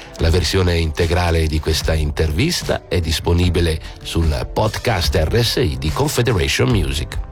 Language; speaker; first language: Italian; native; Italian